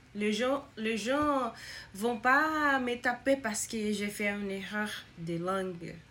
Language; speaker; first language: French; non-native, learner; Portuguese